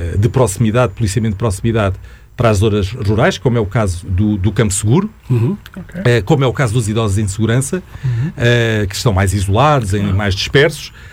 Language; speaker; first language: Portuguese; native; Portuguese